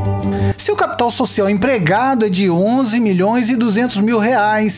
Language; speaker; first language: Portuguese; native; Portuguese